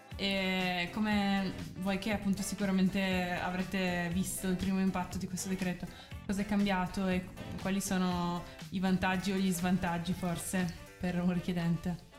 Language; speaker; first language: Italian; early bilingual, other home language; Arabic